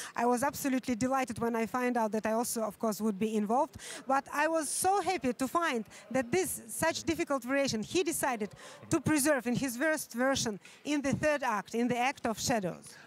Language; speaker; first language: English; non-native, fluent; Russian